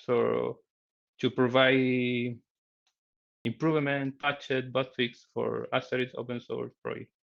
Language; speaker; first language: English; non-native, learner; Spanish